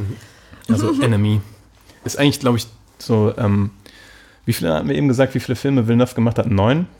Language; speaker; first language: German; native; German